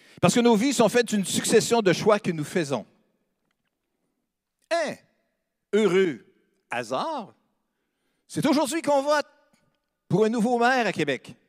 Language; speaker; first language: French; native; French